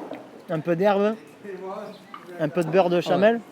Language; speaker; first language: French; native; French